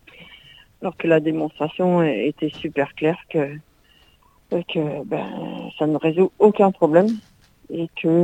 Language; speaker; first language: French; native; French